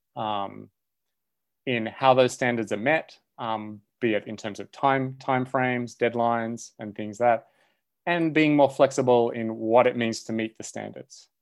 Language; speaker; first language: English; native; English